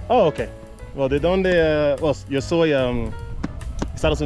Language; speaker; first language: Spanish; non-native, learner; English